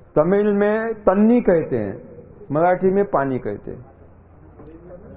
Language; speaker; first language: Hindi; non-native, local second language; Marathi